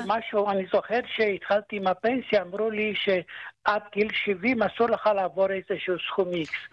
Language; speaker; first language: Hebrew; non-native, fluent; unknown